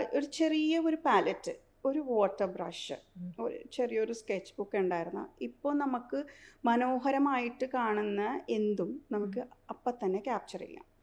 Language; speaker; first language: Malayalam; early bilingual, heritage; Malayalam